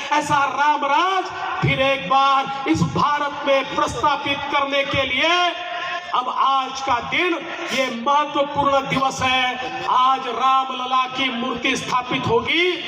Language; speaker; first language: Hindi; non-native, local second language; Marathi